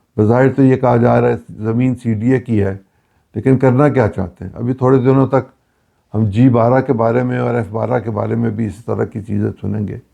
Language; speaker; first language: Urdu; native; Urdu